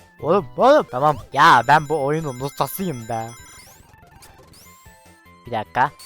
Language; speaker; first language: Turkish; native; Turkish